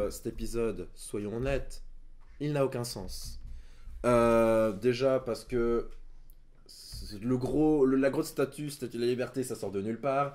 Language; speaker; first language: French; native; French